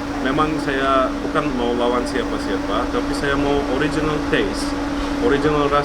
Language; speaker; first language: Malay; non-native, fluent; Turkish